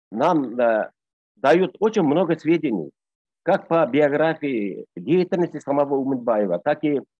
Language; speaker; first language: Russian; non-native, local second language; Bashkir